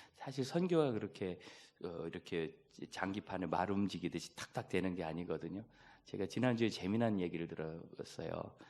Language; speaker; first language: Korean; native; Korean